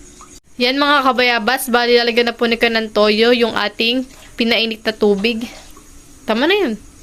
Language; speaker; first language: Filipino; native; Filipino